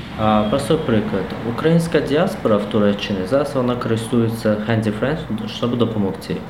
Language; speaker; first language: Ukrainian; non-native, learner; Tajik